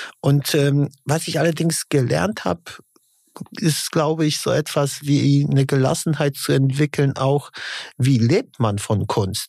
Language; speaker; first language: German; early bilingual, other home language; Polish